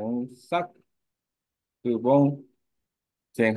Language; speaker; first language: Vietnamese; non-native, learner; Korean